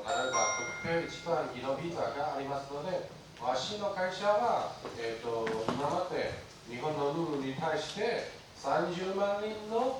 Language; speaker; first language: Japanese; non-native, learner; Chinese